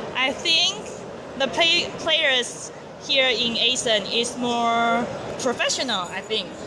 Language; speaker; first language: English; non-native, learner; Chinese